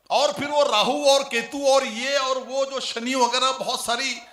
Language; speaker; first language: Hindi; non-native, local second language; Marathi